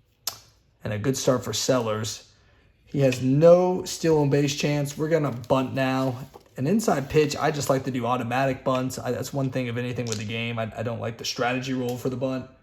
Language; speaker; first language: English; native; English